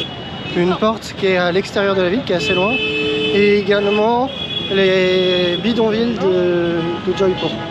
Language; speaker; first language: French; native; French